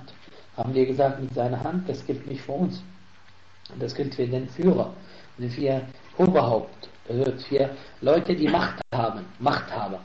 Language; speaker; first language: German; non-native, fluent; Arabic